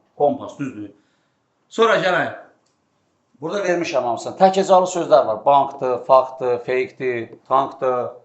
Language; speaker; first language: Azerbaijani; native; Azerbaijani